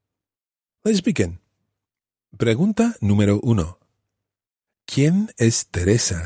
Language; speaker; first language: Spanish; non-native, fluent; English